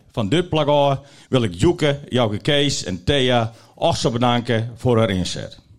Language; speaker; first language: Dutch; non-native, local second language; Western Frisian